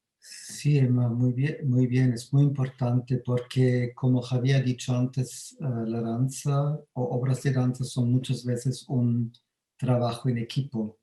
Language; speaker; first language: Spanish; non-native, fluent; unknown